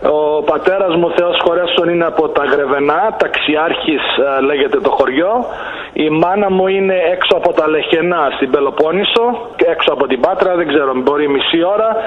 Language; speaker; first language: Greek; early bilingual, heritage; Greek